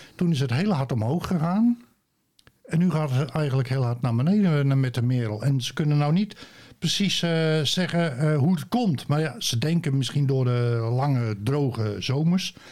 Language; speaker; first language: Dutch; native; Dutch